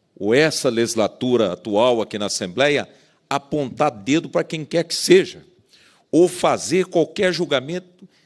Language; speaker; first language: Portuguese; native; Portuguese